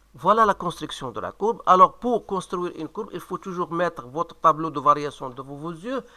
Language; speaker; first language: French; non-native, local second language; Arabic